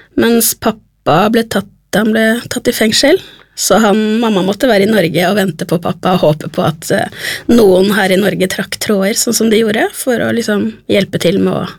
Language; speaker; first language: Norwegian; early bilingual, other home language; Spanish